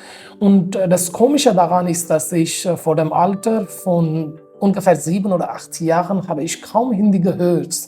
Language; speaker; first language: German; non-native, fluent; Haryanvi